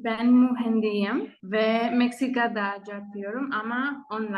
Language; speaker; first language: Turkish; non-native, learner; Spanish